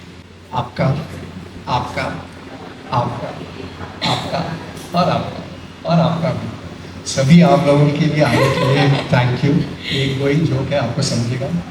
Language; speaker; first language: Hindi; native; Hindi